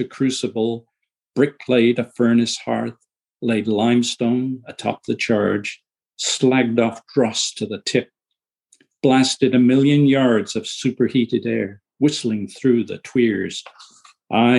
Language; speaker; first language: English; native; English